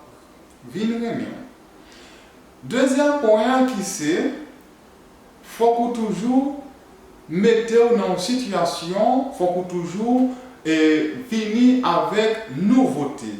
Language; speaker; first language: French; non-native, learner; Haitian Creole